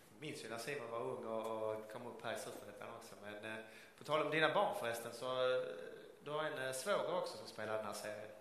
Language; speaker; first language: Swedish; native; Swedish